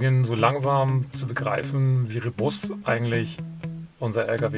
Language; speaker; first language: German; native; German